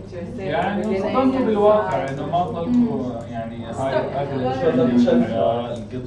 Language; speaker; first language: Arabic; native; Arabic